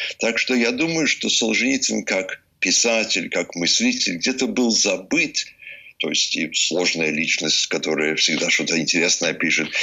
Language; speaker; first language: Russian; early bilingual, heritage; English